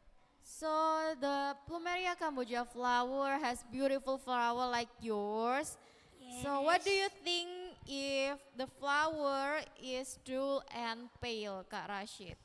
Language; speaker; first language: English; non-native, learner; Indonesian